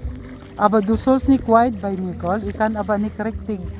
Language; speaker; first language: German; non-native, learner; Filipino